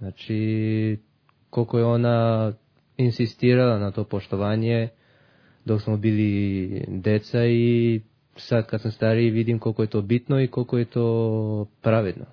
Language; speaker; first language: Serbian; early bilingual, heritage; Serbian